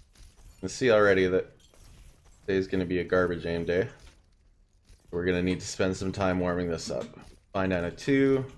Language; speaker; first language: English; native; English